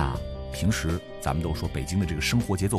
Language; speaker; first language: Chinese; native; Chinese